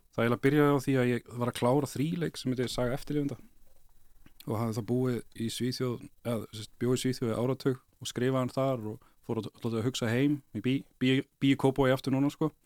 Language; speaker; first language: Icelandic; native; Icelandic